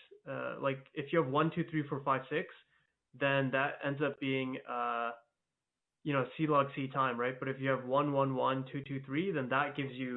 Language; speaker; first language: English; native; English